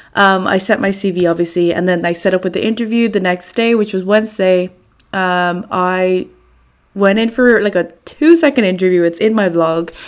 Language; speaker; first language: English; native; English